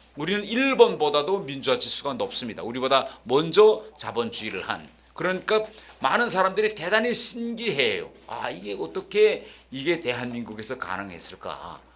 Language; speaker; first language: Korean; native; Korean